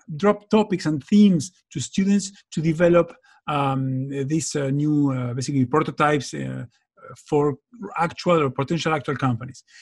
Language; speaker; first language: English; non-native, fluent; Spanish